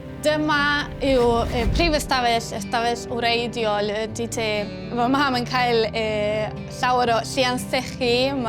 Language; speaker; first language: Welsh; early bilingual, heritage; Spanish